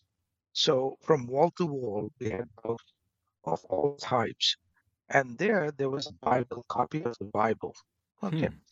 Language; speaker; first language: English; non-native, local second language; Bangla